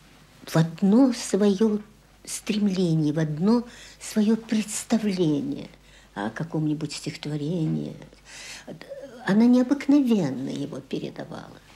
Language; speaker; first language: Russian; native; Russian